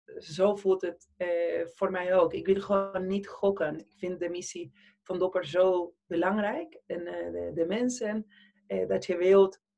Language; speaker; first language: Dutch; non-native, fluent; Spanish